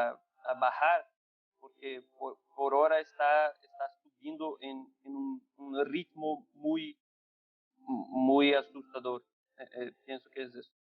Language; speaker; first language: Spanish; non-native, fluent; Portuguese